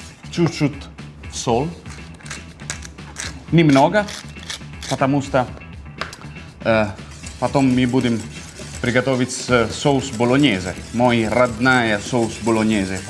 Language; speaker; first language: Russian; non-native, fluent; Italian